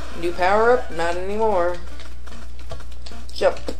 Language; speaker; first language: English; native; English